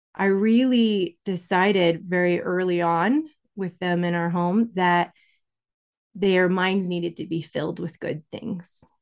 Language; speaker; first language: English; native; English